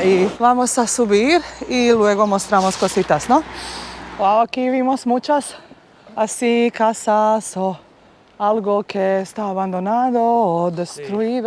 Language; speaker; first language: Spanish; non-native, fluent; Bosnian